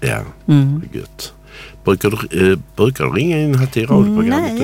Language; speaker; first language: Swedish; native; Swedish